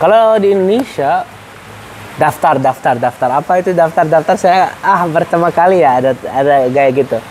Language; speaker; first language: Indonesian; non-native, learner; Arabic